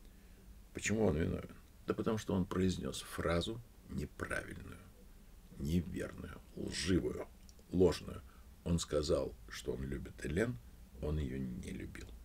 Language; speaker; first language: Russian; native; Russian